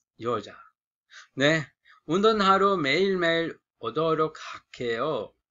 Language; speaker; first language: Korean; non-native, fluent; Sinhala